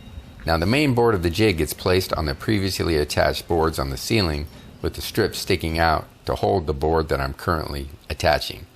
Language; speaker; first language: English; native; English